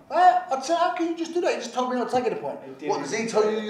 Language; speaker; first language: English; native; English